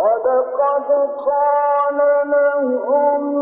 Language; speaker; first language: Arabic; native; Arabic